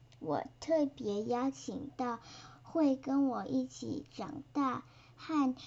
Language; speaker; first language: Chinese; early bilingual, heritage; Chinese